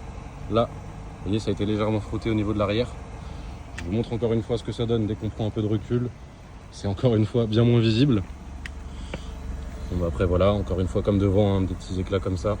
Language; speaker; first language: French; native; French